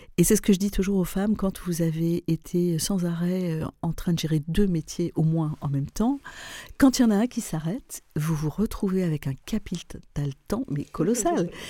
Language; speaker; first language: French; non-native, local second language; Arabic